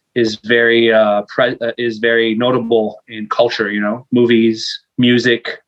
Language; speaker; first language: English; non-native, fluent; French